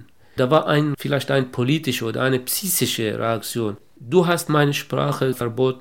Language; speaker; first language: German; non-native, local second language; Kurdish